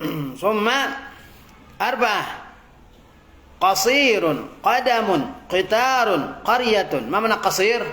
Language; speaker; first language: Arabic; non-native, fluent; Indonesian